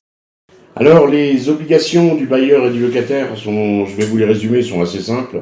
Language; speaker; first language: French; native; French